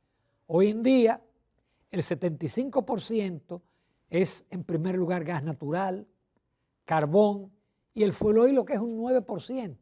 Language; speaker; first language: Spanish; native; Spanish